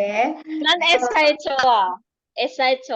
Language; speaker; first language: Korean; non-native, learner; Indonesian